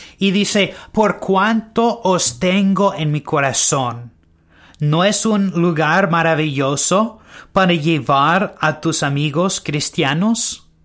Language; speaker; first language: Spanish; non-native, learner; English